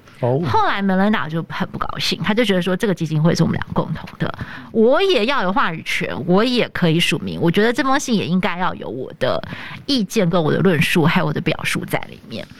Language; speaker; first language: Chinese; native; Chinese